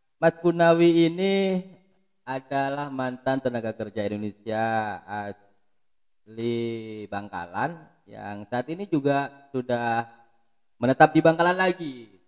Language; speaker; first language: Indonesian; non-native, local second language; Madurese